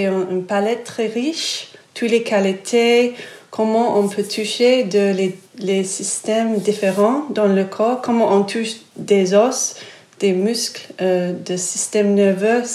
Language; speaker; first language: French; non-native, fluent; English